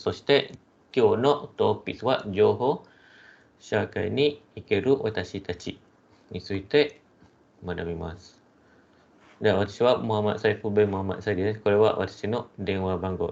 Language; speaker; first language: Japanese; non-native, fluent; Malay